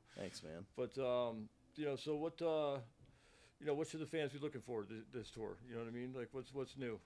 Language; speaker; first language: English; native; English